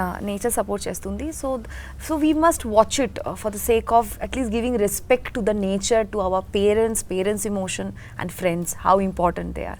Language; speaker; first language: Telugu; non-native, learner; Bangla